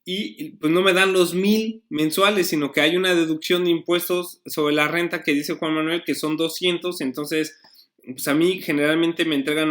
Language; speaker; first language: Spanish; native; Spanish